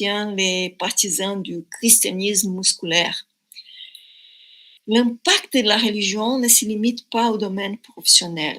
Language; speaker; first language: French; non-native, fluent; Portuguese